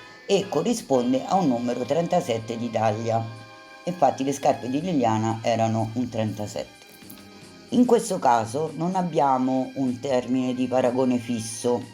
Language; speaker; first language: Italian; native; Italian